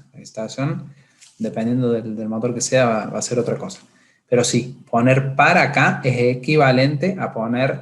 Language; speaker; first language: Spanish; native; Spanish